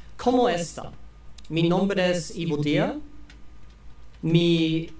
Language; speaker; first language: Spanish; non-native, learner; English